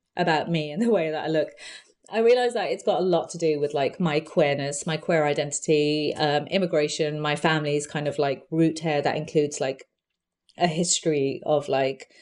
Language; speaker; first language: English; native; English